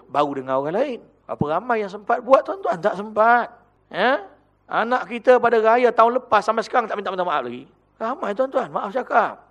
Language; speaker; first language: Malay; native; Malay